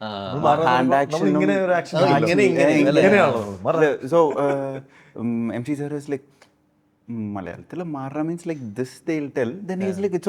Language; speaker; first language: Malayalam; non-native, learner; Tamil